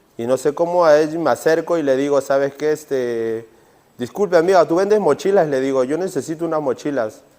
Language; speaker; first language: Spanish; native; Spanish